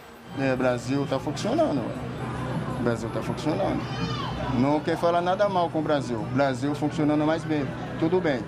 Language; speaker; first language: Portuguese; non-native, learner; Haitian Creole